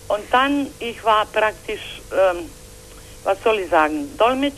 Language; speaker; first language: German; non-native, fluent; Croatian